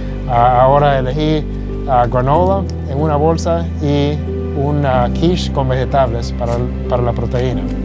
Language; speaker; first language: Spanish; early bilingual, heritage; Spanish